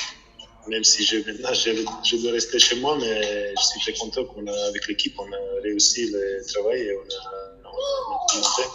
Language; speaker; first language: French; non-native, fluent; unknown